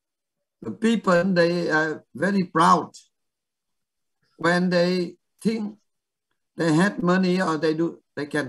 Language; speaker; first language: English; non-native, learner; Vietnamese